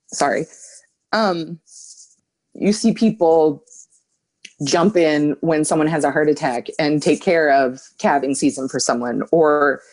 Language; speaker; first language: English; native; English